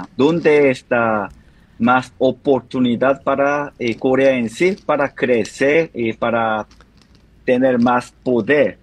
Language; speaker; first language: Spanish; non-native, learner; Korean